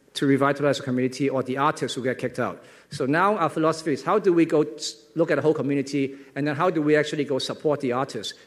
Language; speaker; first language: English; non-native, local second language; Cantonese